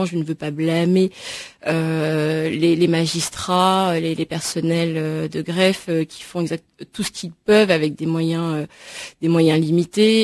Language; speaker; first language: French; native; French